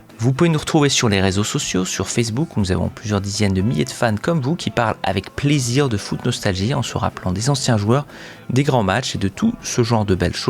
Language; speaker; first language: French; native; French